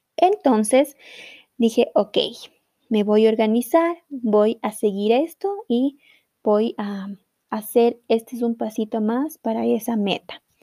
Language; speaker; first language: Spanish; native; Spanish